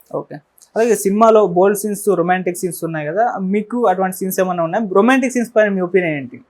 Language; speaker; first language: Telugu; native; Telugu